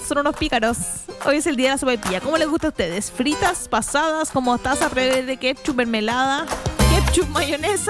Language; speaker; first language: Spanish; native; Spanish